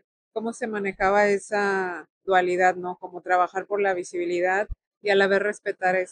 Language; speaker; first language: Spanish; native; Spanish